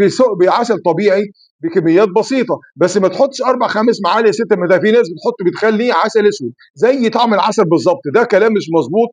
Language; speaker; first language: Arabic; native; Arabic